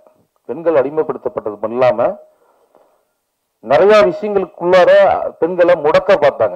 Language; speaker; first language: Tamil; native; Tamil